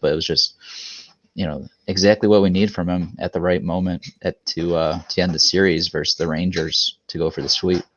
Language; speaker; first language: English; native; English